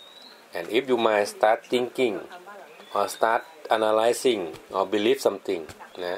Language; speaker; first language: English; non-native, learner; Thai